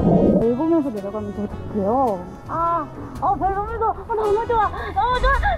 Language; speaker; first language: Korean; native; Korean